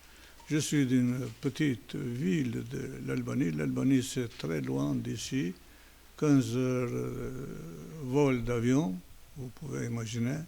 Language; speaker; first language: French; non-native, fluent; Albanian